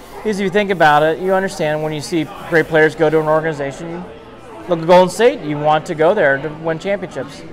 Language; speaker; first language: English; native; English